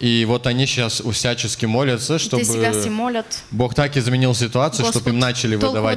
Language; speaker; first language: Russian; native; Russian